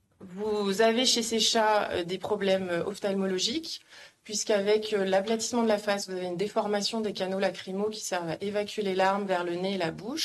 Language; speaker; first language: French; native; French